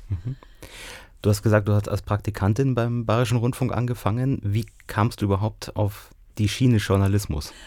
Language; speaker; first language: German; native; German